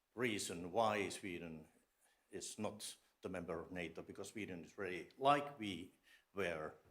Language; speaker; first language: English; non-native, fluent; Finnish